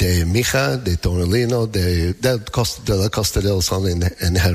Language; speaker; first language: Spanish; non-native, learner; English